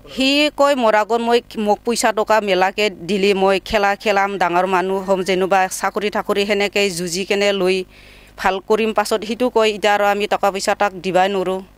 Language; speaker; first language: Assamese; native; Assamese